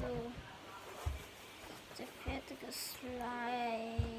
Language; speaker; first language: German; early bilingual, heritage; German